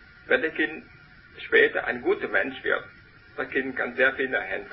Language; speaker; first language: German; non-native, learner; Vietnamese